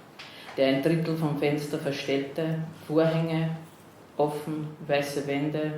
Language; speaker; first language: German; native; German